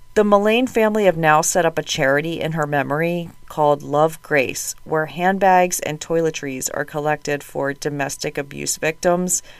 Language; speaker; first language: English; native; English